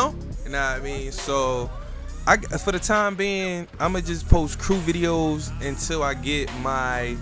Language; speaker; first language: English; native; English